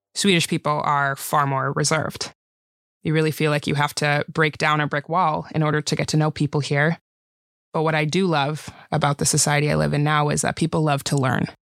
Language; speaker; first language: English; early bilingual, other home language; Swedish